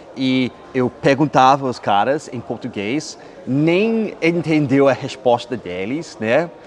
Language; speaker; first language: Portuguese; non-native, fluent; English